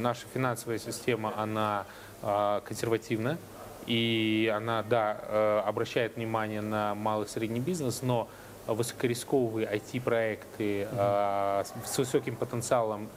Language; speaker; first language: Russian; native; Russian